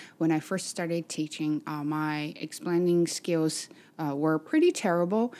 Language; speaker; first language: English; non-native, fluent; Chinese